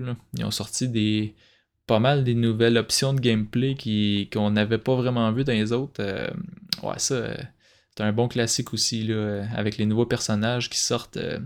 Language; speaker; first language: French; native; French